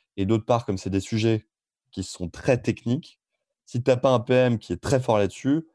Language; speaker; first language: French; native; French